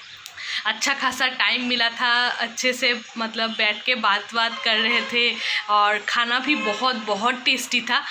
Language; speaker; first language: Hindi; non-native, local second language; Bangla